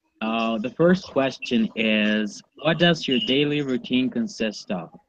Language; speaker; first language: English; non-native, learner; Spanish